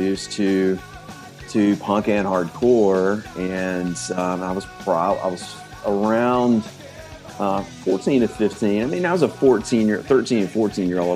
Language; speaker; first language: English; native; English